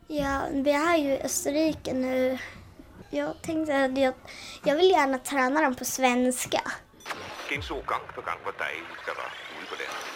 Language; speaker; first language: Swedish; early bilingual, heritage; Swedish